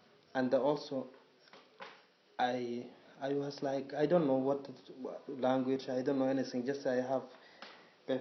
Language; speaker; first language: English; non-native, learner; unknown